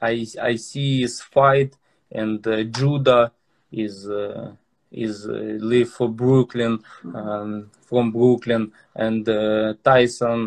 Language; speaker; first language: English; non-native, learner; Russian